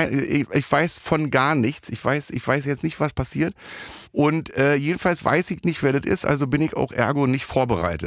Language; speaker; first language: German; native; German